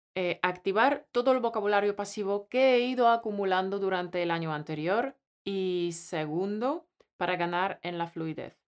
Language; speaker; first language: Spanish; non-native, fluent; Polish